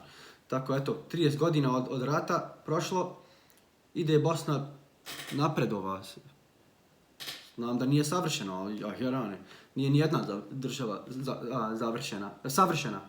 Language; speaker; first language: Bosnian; early bilingual, heritage; Bosnian